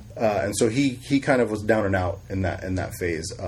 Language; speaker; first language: English; native; English